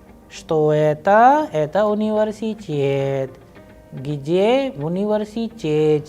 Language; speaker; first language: Russian; non-native, fluent; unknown